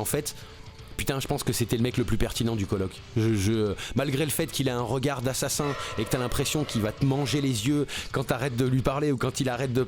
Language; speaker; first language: French; native; French